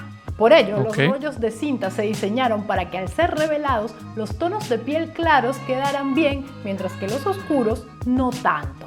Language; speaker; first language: Spanish; native; Spanish